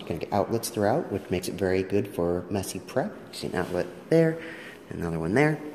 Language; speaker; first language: English; native; English